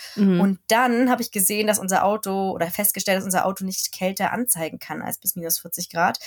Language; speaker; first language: German; native; German